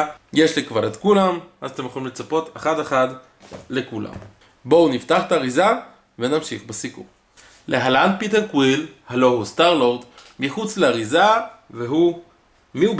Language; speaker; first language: Hebrew; native; Hebrew